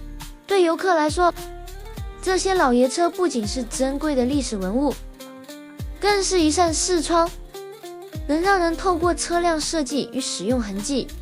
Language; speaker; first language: Chinese; native; Chinese